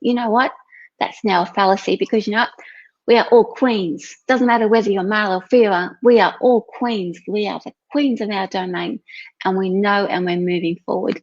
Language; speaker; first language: English; native; English